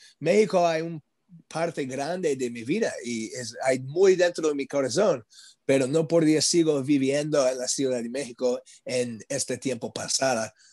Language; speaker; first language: Spanish; non-native, learner; English